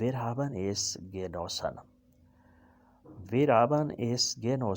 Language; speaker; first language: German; non-native, learner; Urdu